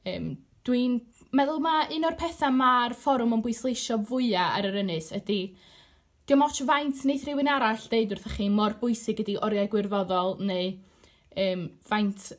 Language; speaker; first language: Welsh; native; Welsh